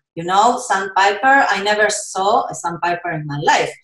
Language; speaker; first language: English; non-native, learner; Spanish